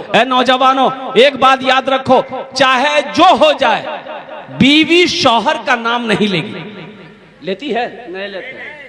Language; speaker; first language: Hindi; non-native, local second language; Bangla